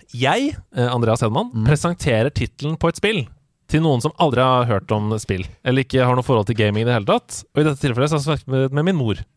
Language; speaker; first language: Norwegian; native; Norwegian